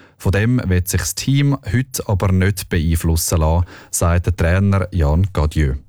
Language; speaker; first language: German; native; German